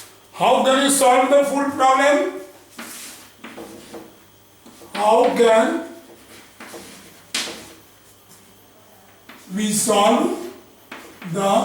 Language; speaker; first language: English; non-native, local second language; Hindi